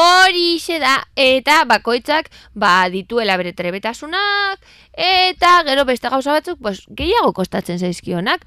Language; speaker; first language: Basque; native; Basque